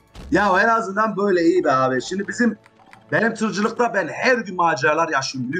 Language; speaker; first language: Turkish; early bilingual, heritage; Turkish